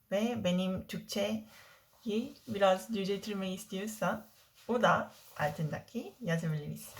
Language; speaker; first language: Turkish; non-native, learner; Korean